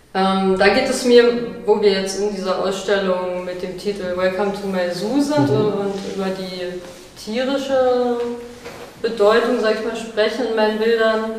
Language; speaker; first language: German; native; German